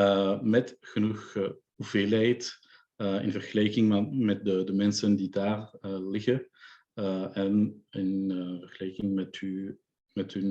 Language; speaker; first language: Dutch; non-native, local second language; French